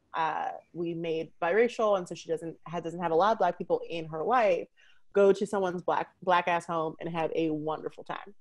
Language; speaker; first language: English; native; English